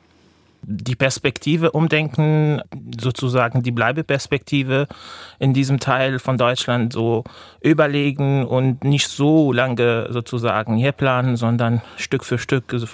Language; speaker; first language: German; non-native, fluent; Arabic